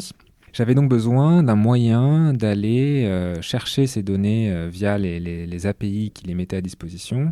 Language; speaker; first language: French; native; French